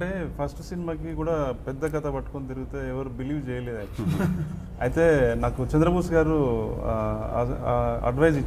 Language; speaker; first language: Telugu; native; Telugu